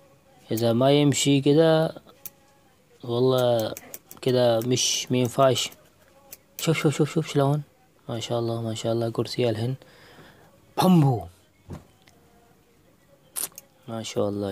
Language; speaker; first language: Arabic; non-native, learner; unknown